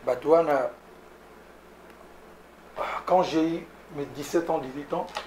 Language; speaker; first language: French; non-native, local second language; Lingala